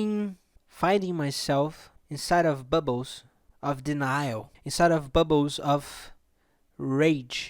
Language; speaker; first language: English; non-native, fluent; Portuguese